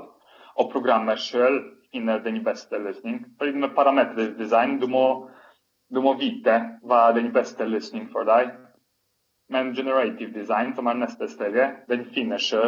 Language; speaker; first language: Swedish; non-native, fluent; Polish